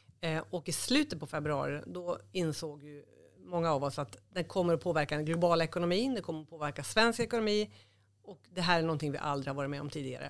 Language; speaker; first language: Swedish; native; Swedish